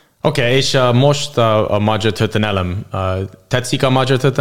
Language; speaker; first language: Hungarian; non-native, learner; English